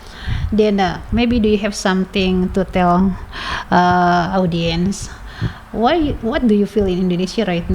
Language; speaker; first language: English; non-native, learner; Indonesian